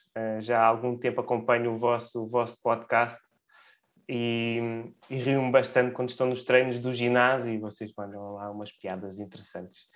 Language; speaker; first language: Portuguese; early bilingual, other home language; Russian